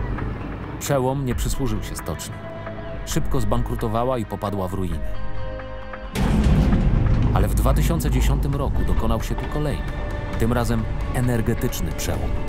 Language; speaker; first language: Polish; native; Polish